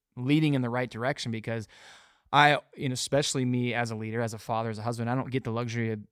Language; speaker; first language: English; native; English